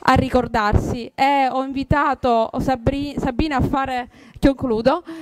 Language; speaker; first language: Italian; native; Italian